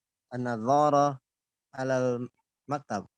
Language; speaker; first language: Arabic; non-native, learner; Indonesian